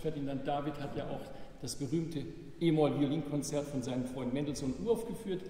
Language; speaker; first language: German; native; German